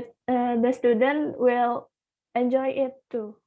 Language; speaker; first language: English; non-native, learner; Indonesian